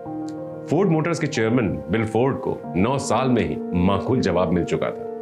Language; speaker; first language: Hindi; native; Hindi